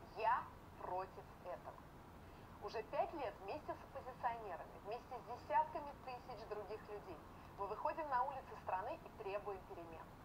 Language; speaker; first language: Russian; native; Russian